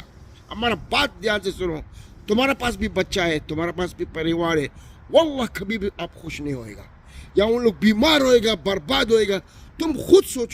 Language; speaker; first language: Hindi; non-native, learner; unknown